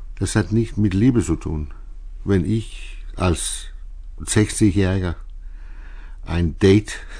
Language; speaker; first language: German; non-native, fluent; Danish